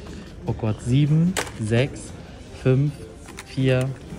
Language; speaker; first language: German; native; German